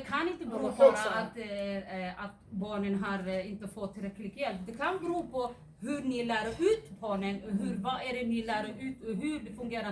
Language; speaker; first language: Swedish; non-native, fluent; Somali